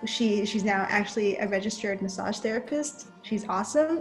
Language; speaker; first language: English; native; English